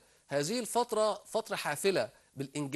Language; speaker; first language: Arabic; native; Arabic